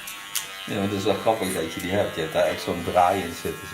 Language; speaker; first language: Dutch; native; Dutch